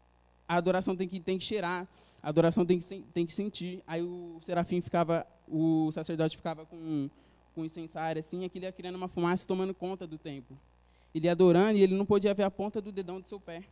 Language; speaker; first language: Portuguese; native; Portuguese